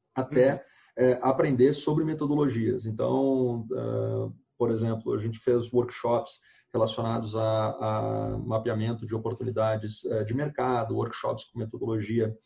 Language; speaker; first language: Portuguese; native; Portuguese